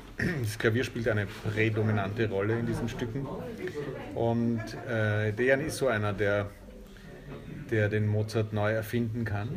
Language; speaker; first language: German; native; German